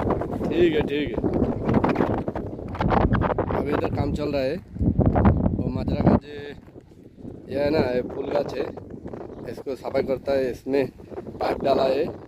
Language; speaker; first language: Hindi; non-native, learner; Bangla